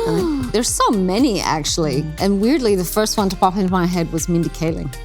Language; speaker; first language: English; native; English